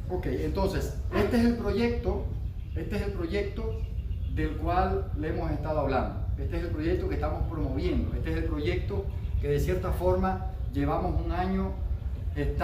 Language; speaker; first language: Spanish; native; Spanish